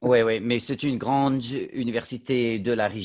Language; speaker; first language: French; non-native, fluent; English